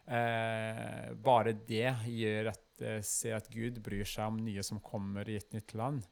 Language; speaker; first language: Norwegian; non-native, fluent; Kinyarwanda